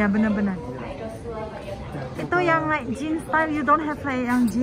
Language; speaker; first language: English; non-native, learner; Indonesian